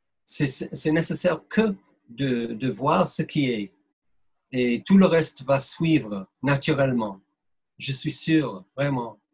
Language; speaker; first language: French; non-native, fluent; English